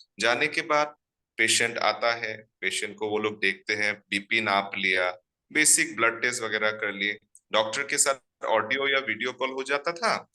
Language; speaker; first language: Hindi; non-native, local second language; Assamese